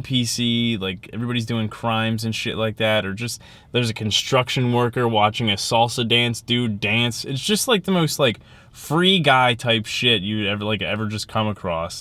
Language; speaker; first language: English; native; English